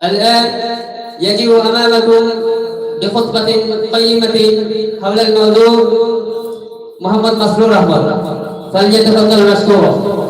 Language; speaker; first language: Arabic; non-native, learner; Bangla